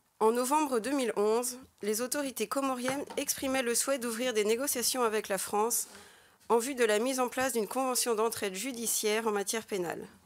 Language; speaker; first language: French; native; French